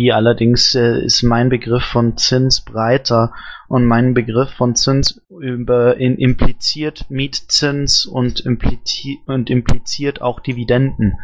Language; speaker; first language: German; native; German